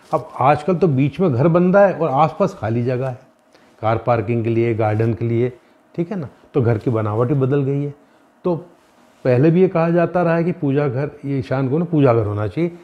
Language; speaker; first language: Hindi; native; Hindi